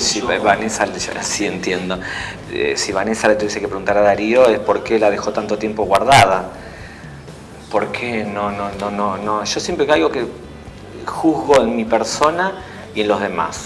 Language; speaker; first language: Spanish; native; Spanish